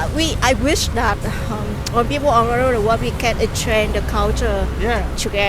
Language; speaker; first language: English; non-native, local second language; Vietnamese